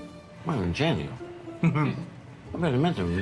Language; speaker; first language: Italian; non-native, learner; English